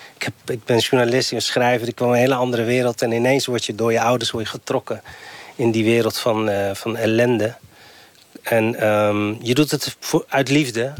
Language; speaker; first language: Dutch; early bilingual, other home language; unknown